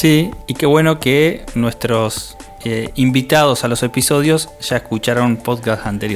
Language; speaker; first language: Spanish; native; Spanish